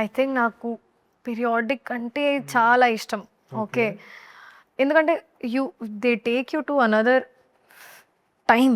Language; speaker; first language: Telugu; non-native, learner; Hindi